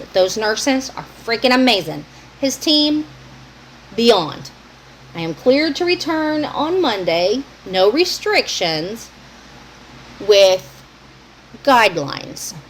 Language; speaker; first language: English; native; English